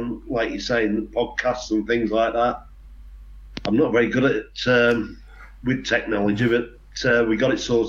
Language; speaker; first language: English; native; English